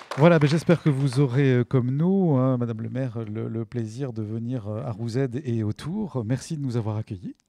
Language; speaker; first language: French; native; French